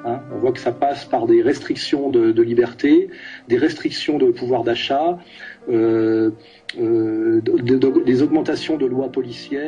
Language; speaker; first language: French; native; French